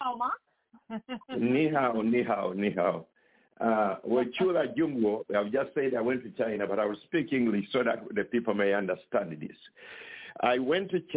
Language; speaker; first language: English; non-native, local second language; Ganda